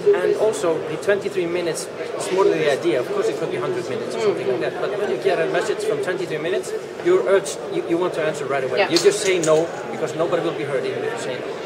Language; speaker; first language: English; non-native, fluent; Icelandic